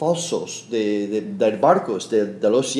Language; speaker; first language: Spanish; non-native, fluent; English